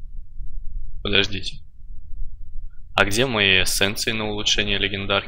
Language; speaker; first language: Russian; native; Russian